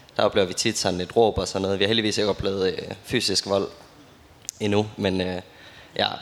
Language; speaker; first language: Danish; native; Danish